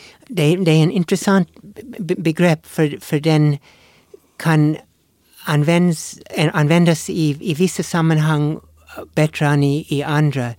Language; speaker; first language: Swedish; non-native, fluent; English